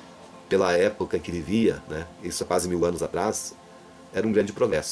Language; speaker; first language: Portuguese; native; Portuguese